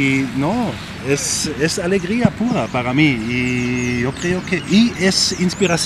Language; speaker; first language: Spanish; non-native, learner; German